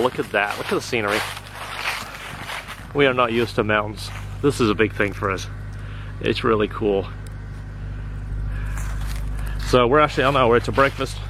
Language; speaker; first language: English; native; English